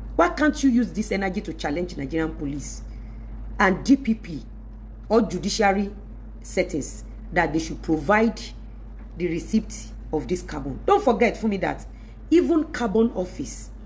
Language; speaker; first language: English; non-native, local second language; Yoruba